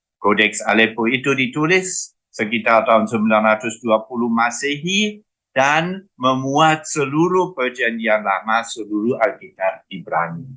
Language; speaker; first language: Indonesian; non-native, fluent; German